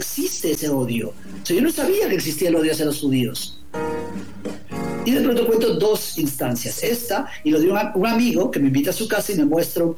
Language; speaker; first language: Spanish; native; Spanish